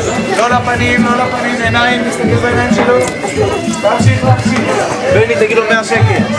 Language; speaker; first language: Hebrew; native; Hebrew